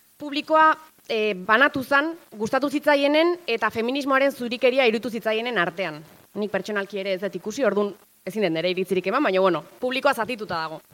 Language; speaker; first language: Basque; native; Basque